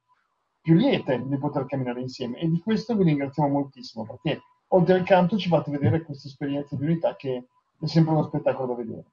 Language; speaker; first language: Italian; native; Italian